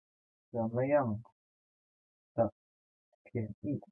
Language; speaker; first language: Chinese; non-native, fluent; Indonesian